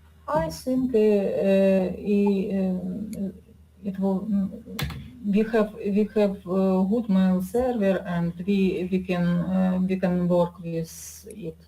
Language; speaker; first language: English; non-native, learner; Russian